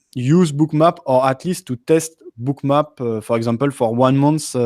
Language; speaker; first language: English; non-native, learner; French